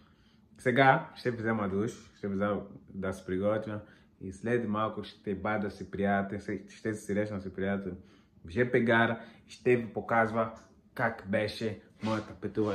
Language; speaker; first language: Bulgarian; non-native, learner; Portuguese